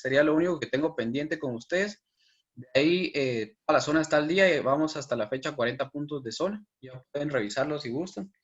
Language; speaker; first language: Spanish; native; Spanish